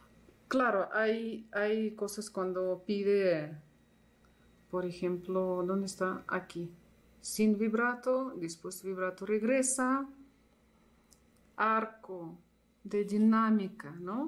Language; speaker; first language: Spanish; non-native, fluent; Russian